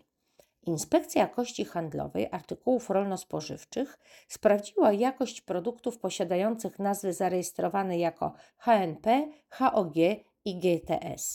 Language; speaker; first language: Polish; native; Polish